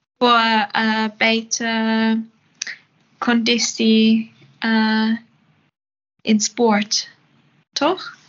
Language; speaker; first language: Dutch; non-native, learner; German